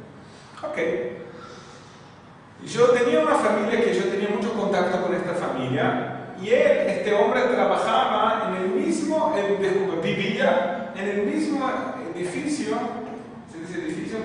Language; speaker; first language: Spanish; non-native, fluent; Portuguese